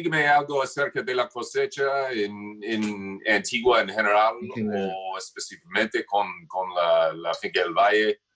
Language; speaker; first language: Spanish; non-native, learner; English